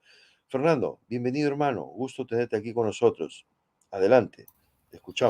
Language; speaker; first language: Spanish; native; Spanish